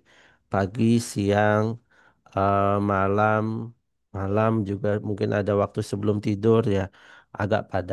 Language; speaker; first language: Indonesian; non-native, fluent; Banjar